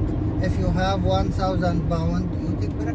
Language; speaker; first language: English; non-native, learner; Arabic